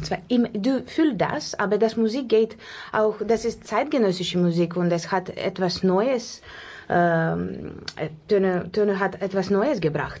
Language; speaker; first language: German; non-native, learner; Russian